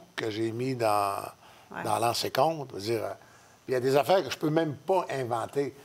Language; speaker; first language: French; native; French